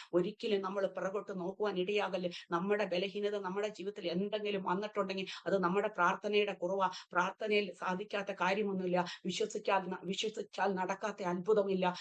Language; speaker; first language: Malayalam; early bilingual, heritage; Malayalam